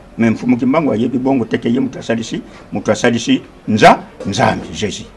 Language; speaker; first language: Lingala; non-native, local second language; Kongo